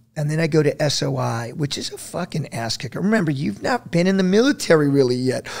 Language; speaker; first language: English; native; English